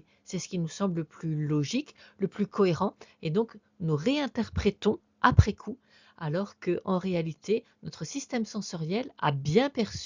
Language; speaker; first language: French; native; French